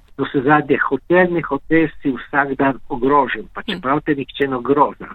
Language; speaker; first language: Slovenian; native; Slovenian